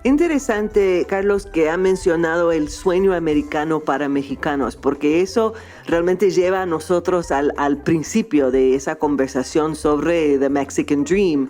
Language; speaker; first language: Spanish; non-native, fluent; English